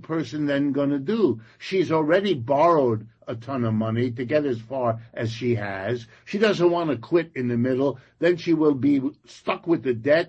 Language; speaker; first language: English; non-native, local second language; French